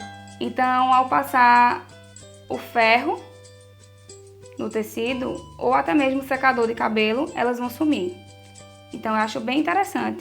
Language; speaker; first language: Portuguese; native; Portuguese